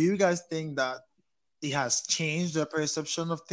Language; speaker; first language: English; non-native, local second language; French